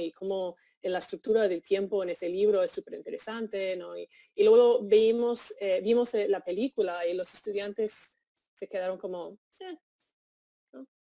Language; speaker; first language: Spanish; non-native, fluent; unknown